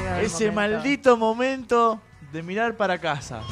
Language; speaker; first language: Spanish; native; Spanish